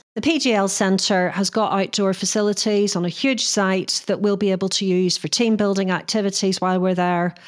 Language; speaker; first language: English; native; English